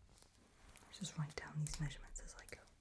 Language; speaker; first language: English; native; English